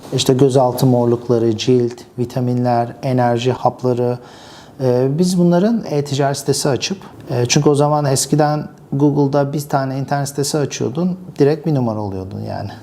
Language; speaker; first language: Turkish; early bilingual, other home language; English